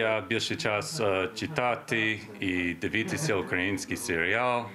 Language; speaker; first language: Ukrainian; non-native, learner; English